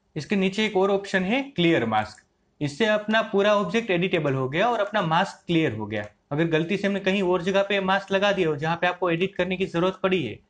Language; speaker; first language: Hindi; native; Hindi